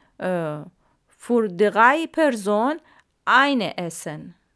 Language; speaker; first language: German; non-native, learner; Arabic